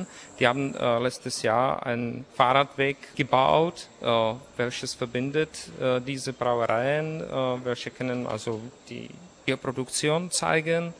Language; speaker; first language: German; non-native, fluent; Czech